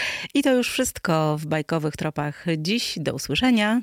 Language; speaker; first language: Polish; native; Polish